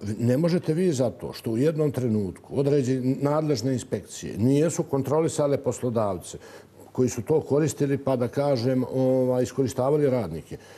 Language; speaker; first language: Serbian; native; Serbian